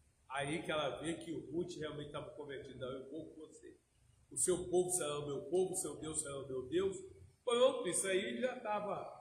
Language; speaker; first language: Portuguese; native; Portuguese